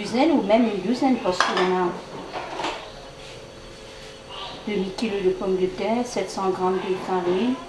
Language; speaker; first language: French; non-native, fluent; Nepali